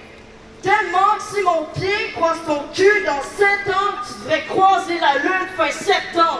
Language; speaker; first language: French; native; French